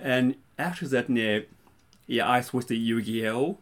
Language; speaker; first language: English; non-native, fluent; Japanese